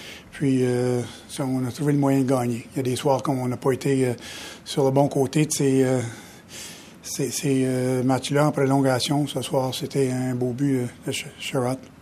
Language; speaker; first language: French; native; French